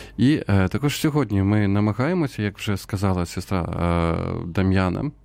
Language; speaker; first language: Ukrainian; native; Ukrainian